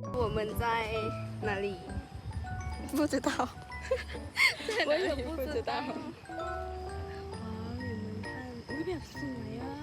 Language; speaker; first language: Chinese; non-native, learner; Thai